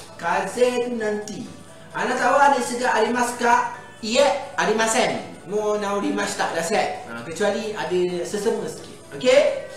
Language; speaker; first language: Malay; native; Malay